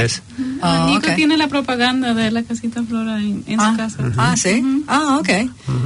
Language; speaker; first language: Spanish; early bilingual, heritage; Spanish